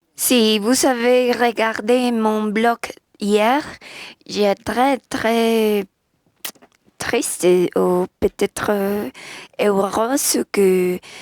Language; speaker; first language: French; non-native, learner; Spanish